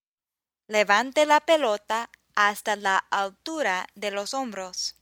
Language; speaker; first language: Spanish; non-native, fluent; English